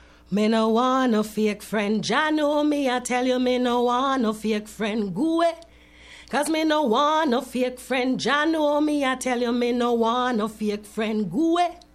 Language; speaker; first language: English; native; English